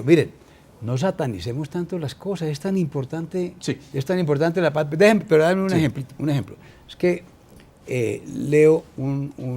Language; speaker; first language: Spanish; native; Spanish